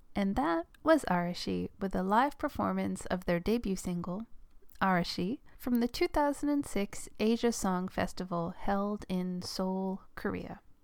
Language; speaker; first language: English; native; English